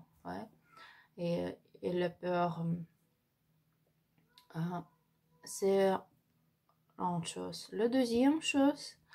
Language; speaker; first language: French; non-native, learner; Ukrainian